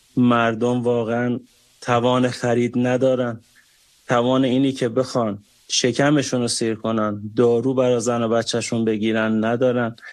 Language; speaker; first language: Persian; native; Persian